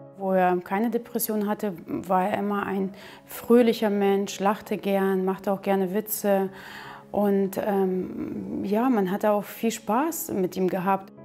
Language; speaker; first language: German; early bilingual, other home language; Russian